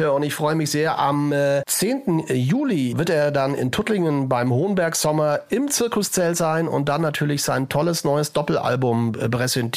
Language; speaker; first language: German; native; German